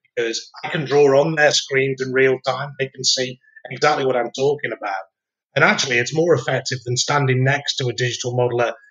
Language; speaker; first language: English; native; English